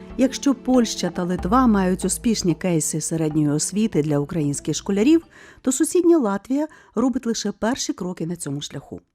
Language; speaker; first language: Ukrainian; native; Ukrainian